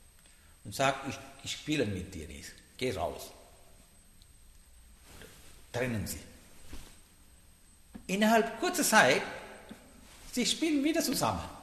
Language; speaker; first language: German; non-native, fluent; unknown